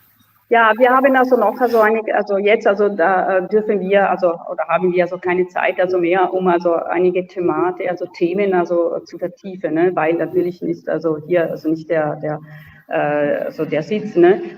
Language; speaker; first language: German; non-native, fluent; Italian